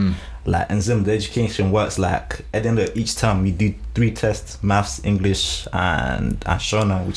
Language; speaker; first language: English; early bilingual, other home language; Shona